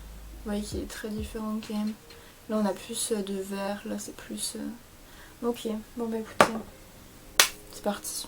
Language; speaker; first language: French; native; French